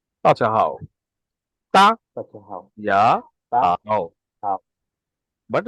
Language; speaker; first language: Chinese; non-native, learner; Bangla